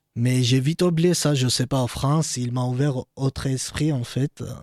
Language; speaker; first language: French; non-native, learner; Georgian